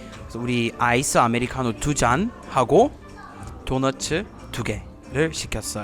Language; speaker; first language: Korean; non-native, fluent; English